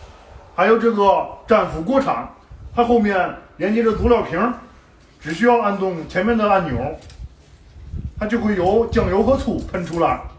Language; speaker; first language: Chinese; native; Chinese